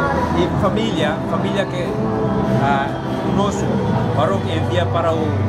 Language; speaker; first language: Portuguese; non-native, learner; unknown